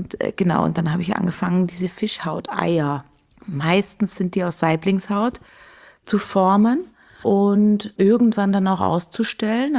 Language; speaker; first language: German; native; German